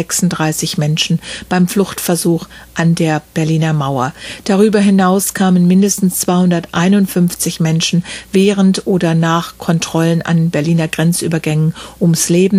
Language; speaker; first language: German; native; German